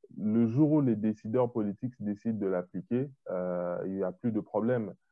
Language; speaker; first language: French; non-native, local second language; Lingala